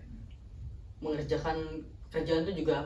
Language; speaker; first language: Indonesian; native; Indonesian